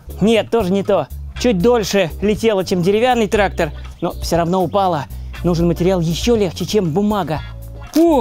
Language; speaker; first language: Russian; native; Russian